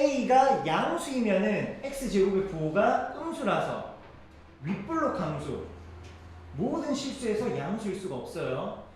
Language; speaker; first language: Korean; native; Korean